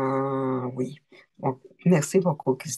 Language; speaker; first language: French; non-native, learner; Spanish